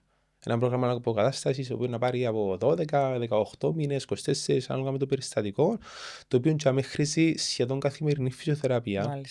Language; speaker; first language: Greek; native; Greek